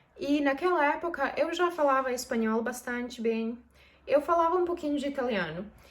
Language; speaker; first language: Portuguese; non-native, fluent; Serbian